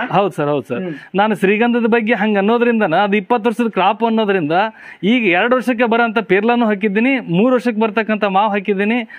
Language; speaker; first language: Kannada; native; Kannada